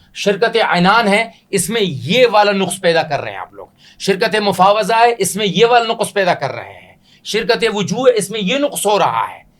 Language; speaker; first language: Urdu; non-native, local second language; Pashto